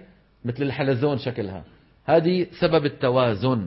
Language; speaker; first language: Arabic; native; Arabic